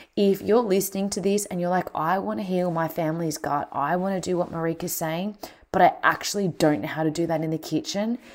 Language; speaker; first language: English; native; English